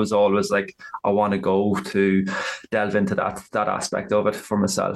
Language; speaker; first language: English; native; English